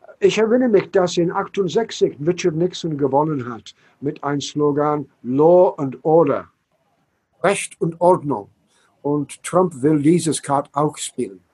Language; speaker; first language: German; non-native, learner; English